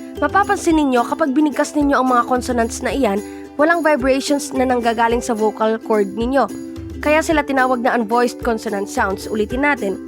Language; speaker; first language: Filipino; native; Filipino